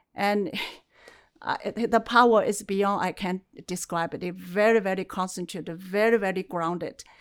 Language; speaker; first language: English; non-native, fluent; Chinese